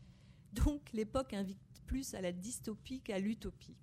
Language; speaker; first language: French; native; French